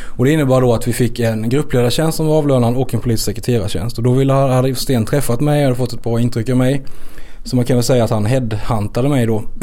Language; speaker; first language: Swedish; native; Swedish